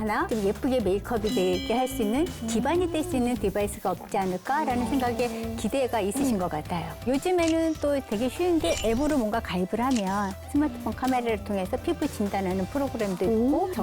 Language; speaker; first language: Korean; native; Korean